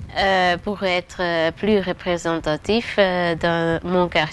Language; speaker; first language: French; non-native, local second language; Dutch